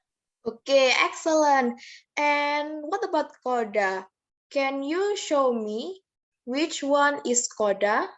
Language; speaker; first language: English; non-native, learner; Indonesian